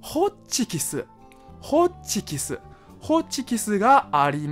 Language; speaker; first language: Japanese; non-native, fluent; Chinese